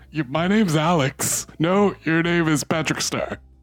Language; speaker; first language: English; native; English